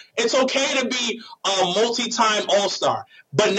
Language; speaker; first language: English; native; English